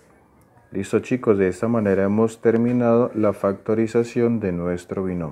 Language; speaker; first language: Spanish; native; Spanish